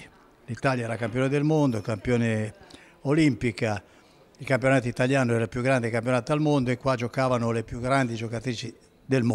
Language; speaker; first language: Italian; native; Italian